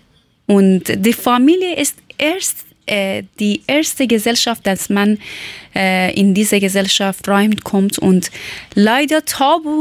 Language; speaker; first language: German; non-native, learner; Persian